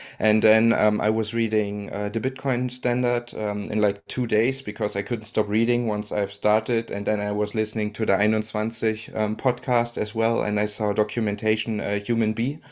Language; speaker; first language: English; non-native, fluent; German